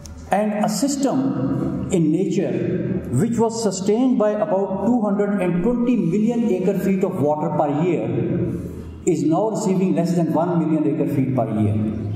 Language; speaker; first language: English; non-native, local second language; Urdu